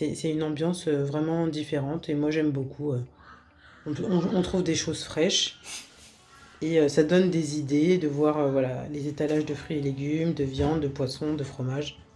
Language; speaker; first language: French; native; French